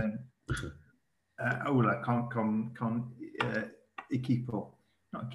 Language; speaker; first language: Spanish; non-native, learner; English